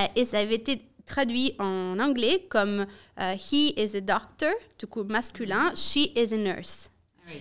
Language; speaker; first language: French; non-native, fluent; Italian